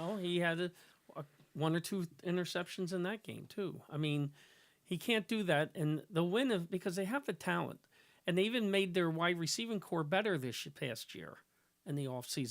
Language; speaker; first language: English; native; English